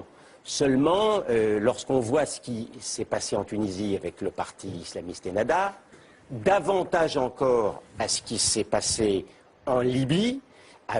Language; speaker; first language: French; native; French